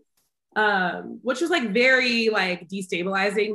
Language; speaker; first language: English; native; English